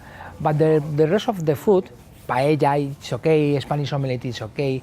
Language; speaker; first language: English; non-native, learner; Spanish